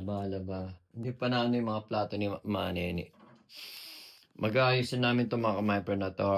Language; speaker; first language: Filipino; native; Filipino